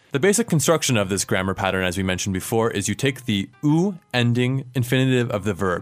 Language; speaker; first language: English; native; English